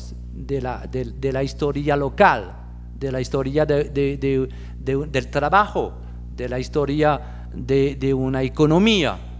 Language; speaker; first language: Spanish; non-native, fluent; French